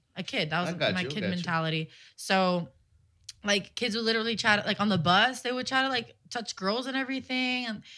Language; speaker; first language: English; early bilingual, other home language; Spanish